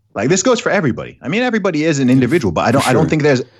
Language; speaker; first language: English; early bilingual, other home language; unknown